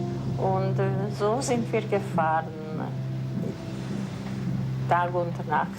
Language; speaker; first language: German; non-native, fluent; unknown